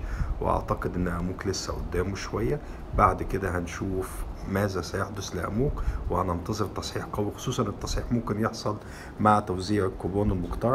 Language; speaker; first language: Arabic; native; Arabic